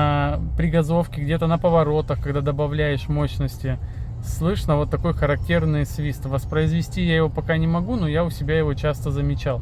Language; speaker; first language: Russian; native; Russian